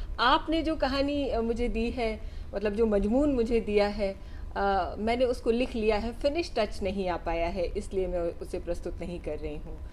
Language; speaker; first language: Hindi; native; Hindi